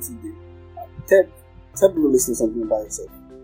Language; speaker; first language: English; non-native, local second language; Yoruba